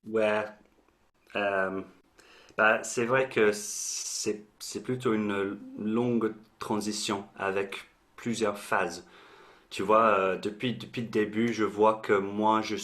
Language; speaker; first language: French; non-native, fluent; English